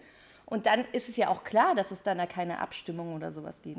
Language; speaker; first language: German; native; German